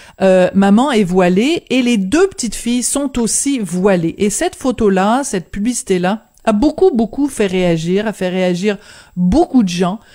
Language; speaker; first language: French; native; French